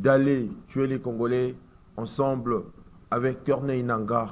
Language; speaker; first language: French; non-native, local second language; Lingala